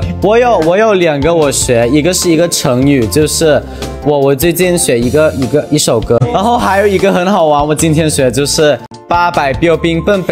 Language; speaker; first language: Chinese; non-native, learner; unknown